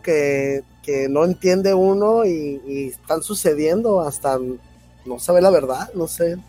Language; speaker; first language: Spanish; native; Spanish